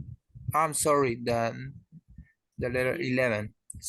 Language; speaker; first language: English; non-native, learner; Spanish